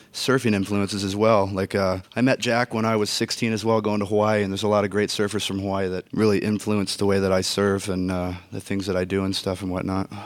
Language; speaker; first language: English; native; English